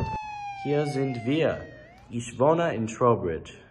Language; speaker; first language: German; non-native, learner; English